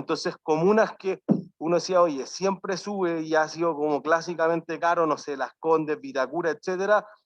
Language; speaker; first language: Spanish; native; Spanish